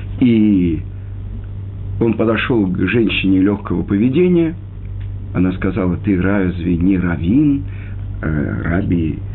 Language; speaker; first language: Russian; native; Russian